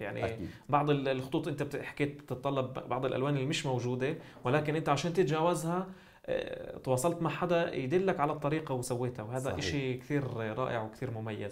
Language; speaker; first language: Arabic; native; Arabic